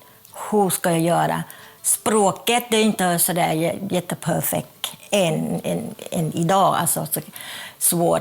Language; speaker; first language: Swedish; non-native, fluent; Thai